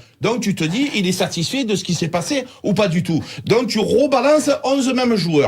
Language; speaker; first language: French; native; French